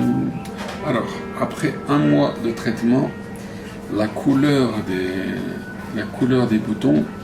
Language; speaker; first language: French; non-native, fluent; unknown